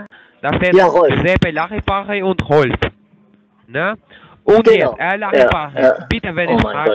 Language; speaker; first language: German; non-native, fluent; Turkish